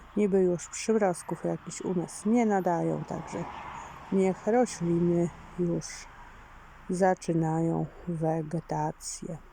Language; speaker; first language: Polish; native; Polish